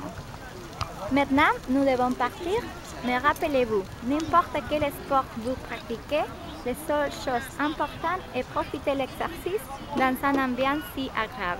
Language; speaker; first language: French; non-native, learner; Spanish